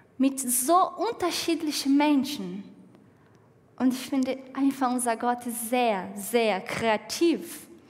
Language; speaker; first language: German; non-native, fluent; Portuguese